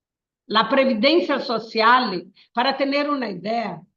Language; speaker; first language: Spanish; non-native, learner; Portuguese